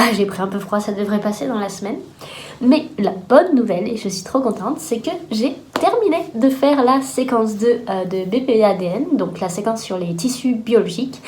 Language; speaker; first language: French; native; French